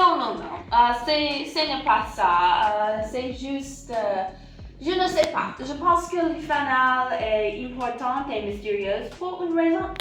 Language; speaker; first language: French; non-native, learner; English